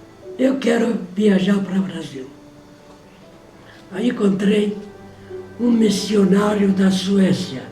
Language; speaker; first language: Portuguese; non-native, fluent; Polish